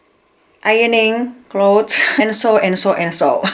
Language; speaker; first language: English; non-native, learner; Indonesian